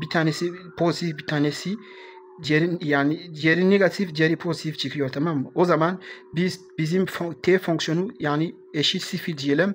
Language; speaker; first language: Turkish; non-native, learner; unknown